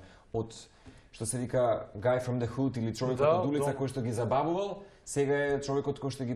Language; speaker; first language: Macedonian; native; Macedonian